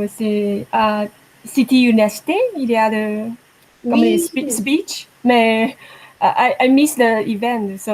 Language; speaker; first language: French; non-native, learner; Chinese